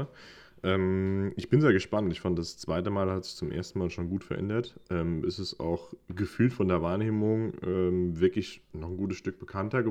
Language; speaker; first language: German; native; German